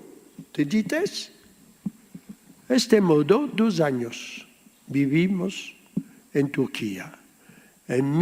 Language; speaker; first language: Spanish; early bilingual, heritage; French